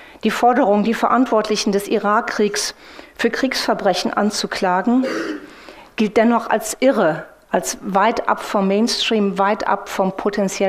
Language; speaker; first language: German; native; German